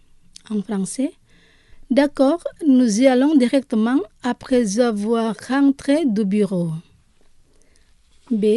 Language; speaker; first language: French; non-native, fluent; Indonesian